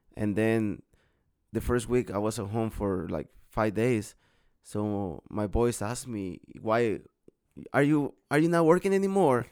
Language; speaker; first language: English; non-native, learner; Spanish